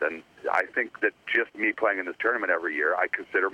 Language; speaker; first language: English; native; English